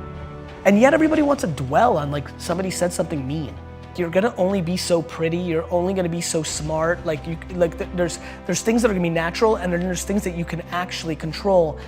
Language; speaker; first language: English; early bilingual, other home language; Russian